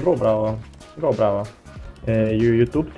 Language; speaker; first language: English; non-native, learner; Russian